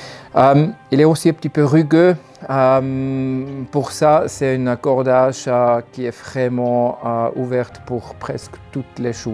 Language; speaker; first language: French; non-native, learner; German